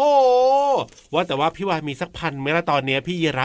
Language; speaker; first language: Thai; native; Thai